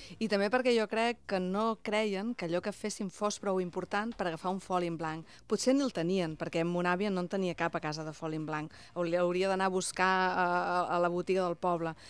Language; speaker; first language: Catalan; native; Catalan